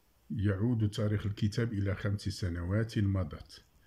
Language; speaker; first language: Arabic; native; Arabic